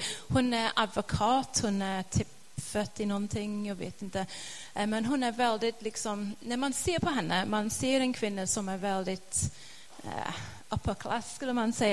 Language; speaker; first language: Swedish; non-native, fluent; English